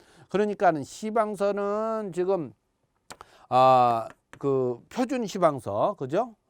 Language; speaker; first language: Korean; native; Korean